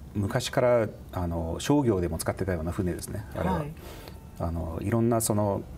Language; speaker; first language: Japanese; non-native, fluent; English